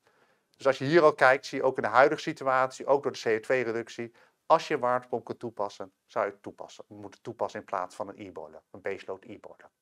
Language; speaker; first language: Dutch; native; Dutch